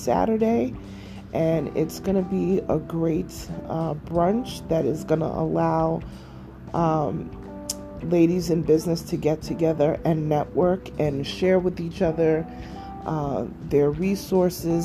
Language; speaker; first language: English; native; English